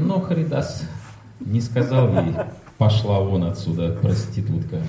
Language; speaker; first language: Russian; native; Russian